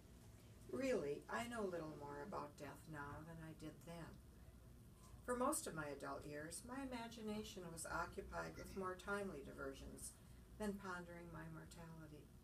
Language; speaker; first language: English; native; English